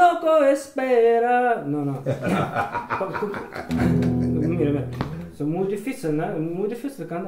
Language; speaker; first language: Spanish; non-native, learner; Russian